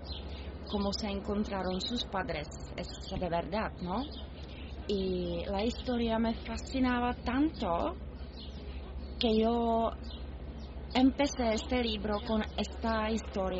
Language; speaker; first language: Spanish; non-native, learner; Czech